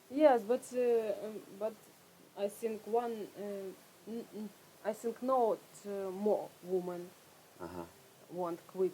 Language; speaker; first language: English; non-native, learner; Russian